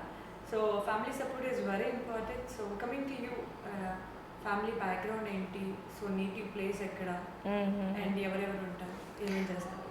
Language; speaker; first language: Telugu; native; Telugu